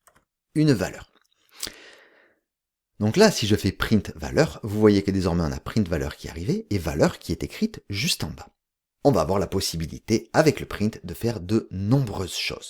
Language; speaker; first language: French; native; French